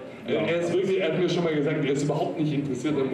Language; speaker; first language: German; native; German